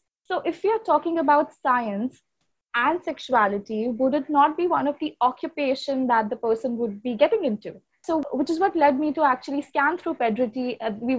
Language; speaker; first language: English; non-native, local second language; Hindi